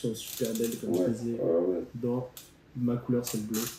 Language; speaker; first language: French; native; French